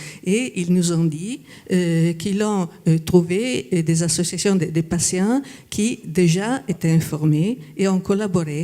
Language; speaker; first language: French; non-native, fluent; Italian